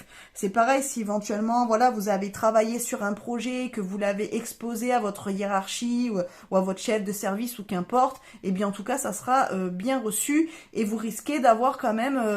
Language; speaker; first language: French; native; French